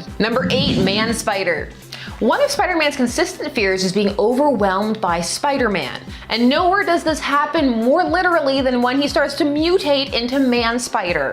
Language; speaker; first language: English; native; English